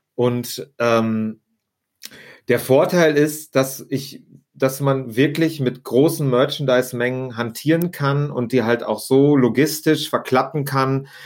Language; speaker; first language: German; native; German